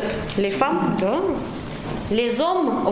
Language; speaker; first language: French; non-native, fluent; Russian